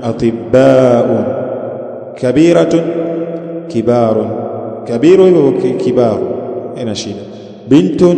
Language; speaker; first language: Arabic; non-native, fluent; Swahili